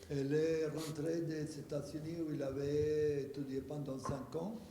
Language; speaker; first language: French; non-native, fluent; Spanish